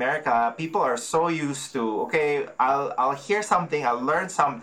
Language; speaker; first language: English; non-native, local second language; Filipino